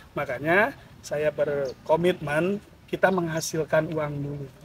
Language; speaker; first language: Indonesian; native; Indonesian